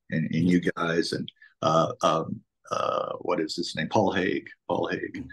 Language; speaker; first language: English; native; English